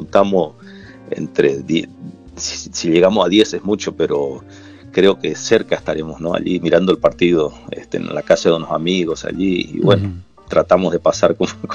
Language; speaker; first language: Spanish; non-native, local second language; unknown